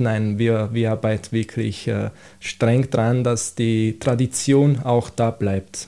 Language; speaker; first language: German; non-native, fluent; Italian